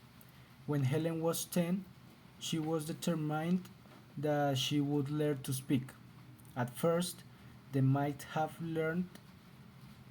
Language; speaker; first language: English; non-native, learner; Spanish